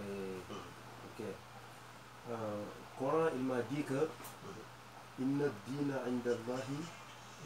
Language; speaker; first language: French; non-native, learner; Wolof